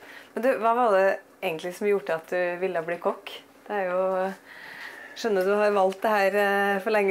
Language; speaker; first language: Norwegian; native; Norwegian